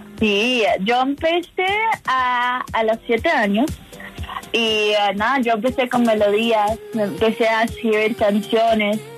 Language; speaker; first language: Spanish; non-native, fluent; English